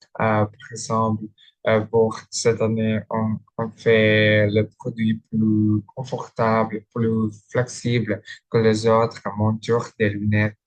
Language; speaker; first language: French; non-native, learner; Indonesian